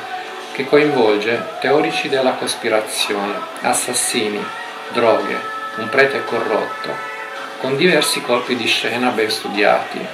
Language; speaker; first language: Italian; native; Italian